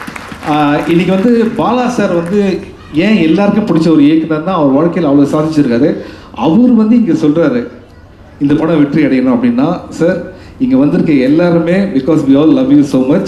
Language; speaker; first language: Tamil; native; Tamil